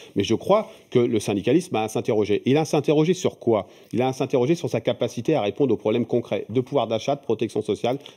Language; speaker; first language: French; native; French